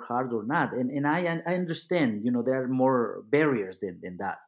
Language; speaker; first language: English; non-native, fluent; Spanish